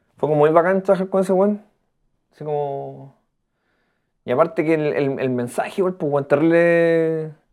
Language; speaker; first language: Spanish; native; Spanish